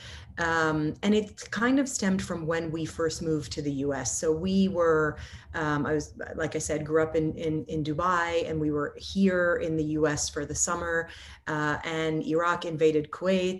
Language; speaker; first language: English; non-native, fluent; Arabic